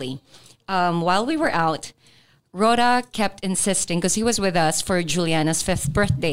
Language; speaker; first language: English; non-native, local second language; Filipino